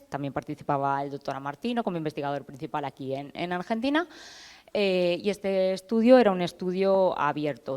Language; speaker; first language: Spanish; native; Spanish